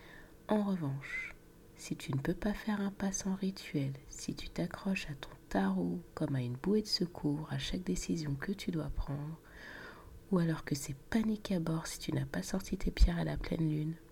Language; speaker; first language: French; native; French